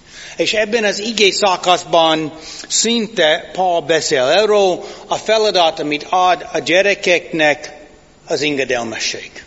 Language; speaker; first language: Hungarian; non-native, fluent; English